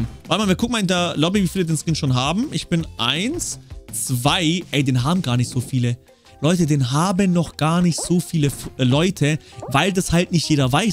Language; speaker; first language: German; native; German